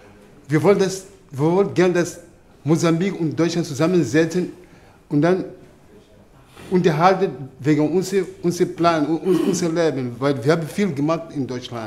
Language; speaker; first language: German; non-native, learner; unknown